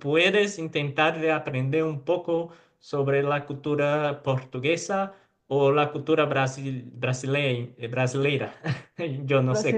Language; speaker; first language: Spanish; non-native, fluent; Portuguese